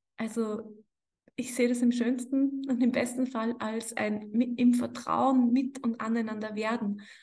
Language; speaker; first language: German; native; German